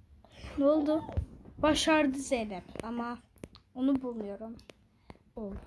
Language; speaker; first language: Turkish; early bilingual, heritage; Turkish